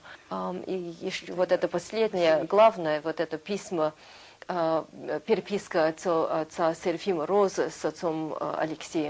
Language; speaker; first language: Russian; early bilingual, heritage; Russian